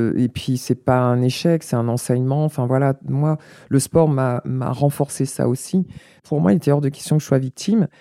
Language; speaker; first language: French; native; French